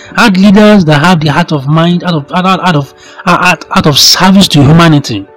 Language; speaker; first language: English; non-native, local second language; Yoruba